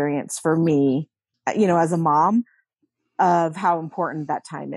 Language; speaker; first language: English; native; English